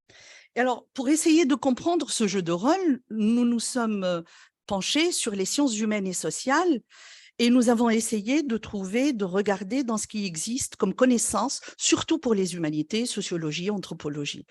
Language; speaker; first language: French; non-native, local second language; Arabic